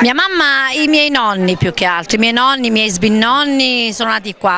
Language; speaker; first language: Italian; native; Italian